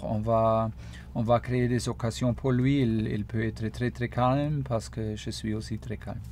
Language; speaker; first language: French; non-native, fluent; German